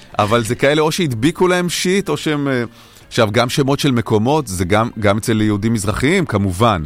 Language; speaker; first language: Hebrew; native; Hebrew